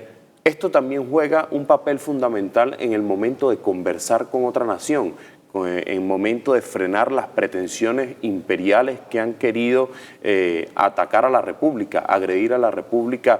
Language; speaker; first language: Spanish; native; Spanish